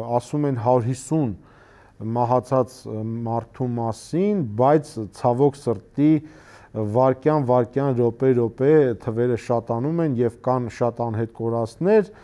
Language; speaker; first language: Armenian; native; Armenian